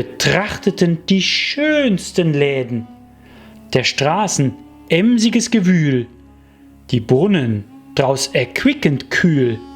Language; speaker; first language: German; native; German